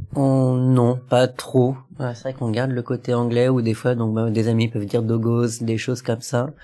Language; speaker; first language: French; native; French